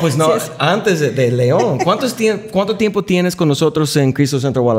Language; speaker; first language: Spanish; non-native, fluent; English